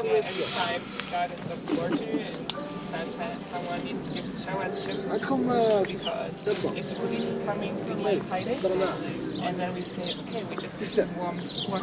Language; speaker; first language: English; non-native, fluent; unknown